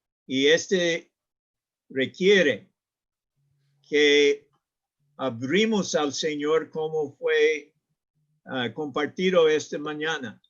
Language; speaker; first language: Spanish; non-native, learner; English